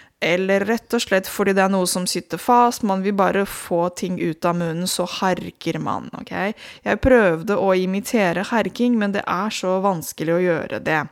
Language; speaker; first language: Norwegian; non-native, fluent; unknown